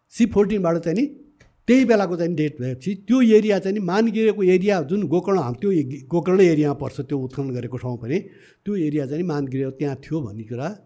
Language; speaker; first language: Nepali; native; Nepali